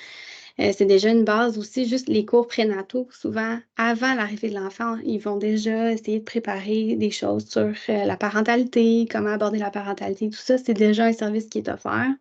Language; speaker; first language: French; native; French